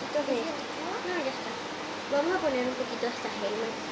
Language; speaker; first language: Spanish; native; Spanish